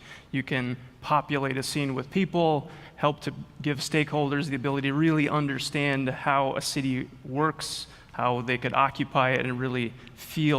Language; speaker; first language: English; native; English